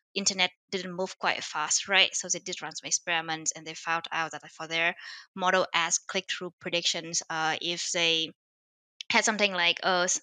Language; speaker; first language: English; non-native, fluent; Vietnamese